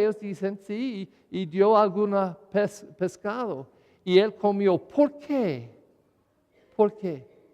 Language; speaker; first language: Spanish; non-native, learner; English